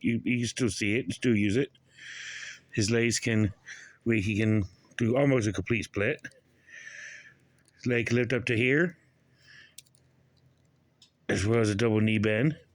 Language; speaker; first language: English; native; English